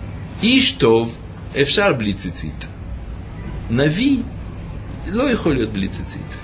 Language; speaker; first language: Hebrew; native; Hebrew